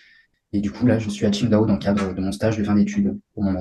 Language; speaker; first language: French; native; French